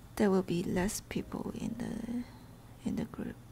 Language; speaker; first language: English; non-native, local second language; Cantonese